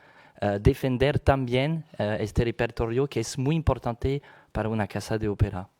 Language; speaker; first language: Spanish; non-native, fluent; French